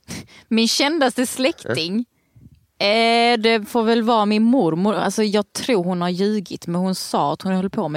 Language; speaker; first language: Swedish; native; Swedish